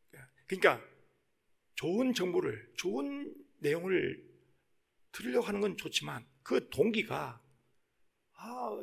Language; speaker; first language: Korean; native; Korean